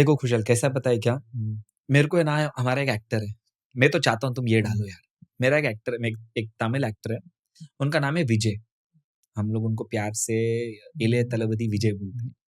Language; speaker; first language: Hindi; non-native, local second language; Tamil